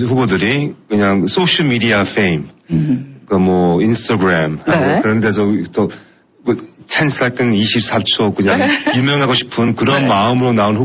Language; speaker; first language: Korean; non-native, fluent; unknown